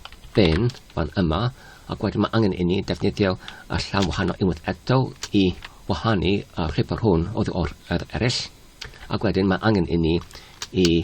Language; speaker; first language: Welsh; non-native, learner; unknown